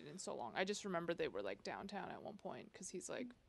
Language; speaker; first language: English; early bilingual, other home language; Chinese